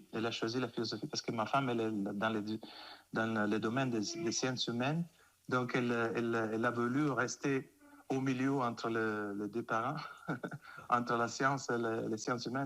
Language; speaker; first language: French; non-native, fluent; Italian